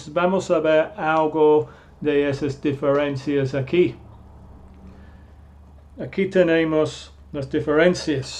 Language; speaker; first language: Spanish; non-native, fluent; English